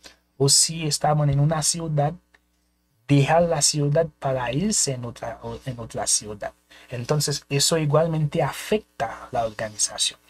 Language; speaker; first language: Spanish; non-native, fluent; Haitian Creole